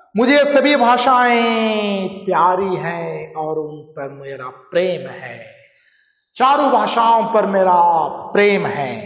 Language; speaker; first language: Hindi; non-native, local second language; Marathi